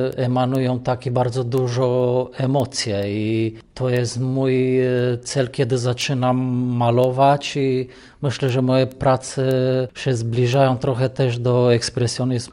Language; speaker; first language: Polish; non-native, fluent; Romanian